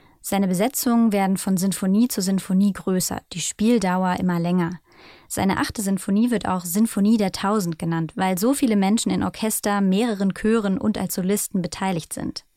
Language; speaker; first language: German; native; German